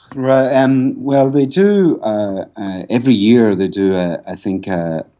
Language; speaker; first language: English; native; English